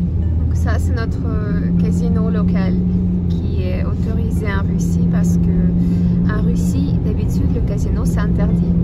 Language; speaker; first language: French; non-native, fluent; Russian